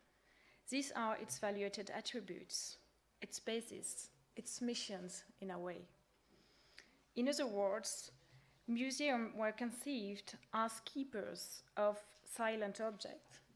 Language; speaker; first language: English; non-native, fluent; French